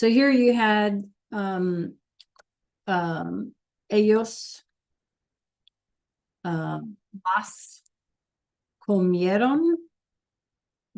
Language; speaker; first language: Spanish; non-native, fluent; English